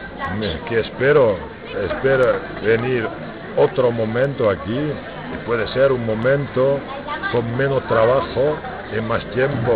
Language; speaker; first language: Spanish; non-native, fluent; French